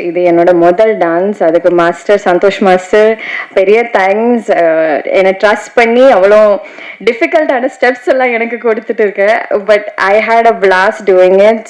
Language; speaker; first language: Tamil; non-native, learner; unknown